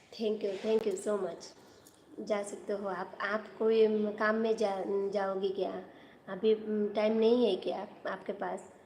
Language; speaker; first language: Hindi; non-native, local second language; Bangla